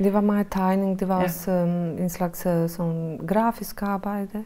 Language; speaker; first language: Danish; non-native, fluent; Bosnian